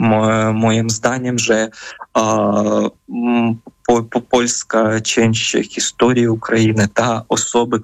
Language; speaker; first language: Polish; non-native, fluent; Ukrainian